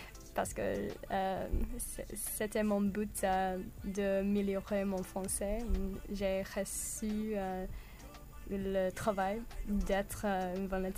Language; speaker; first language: French; non-native, learner; English